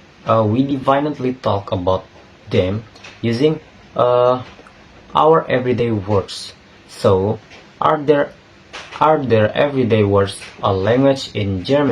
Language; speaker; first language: English; non-native, learner; Indonesian